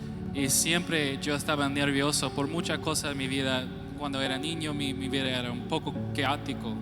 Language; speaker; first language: Spanish; non-native, fluent; English